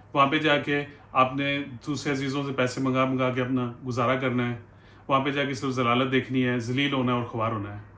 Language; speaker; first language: Urdu; non-native, local second language; Punjabi